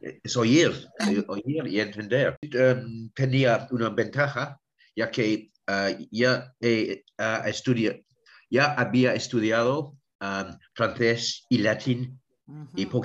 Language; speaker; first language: Spanish; non-native, learner; English